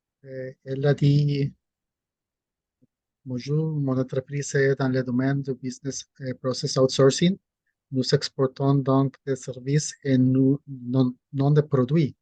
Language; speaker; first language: French; non-native, fluent; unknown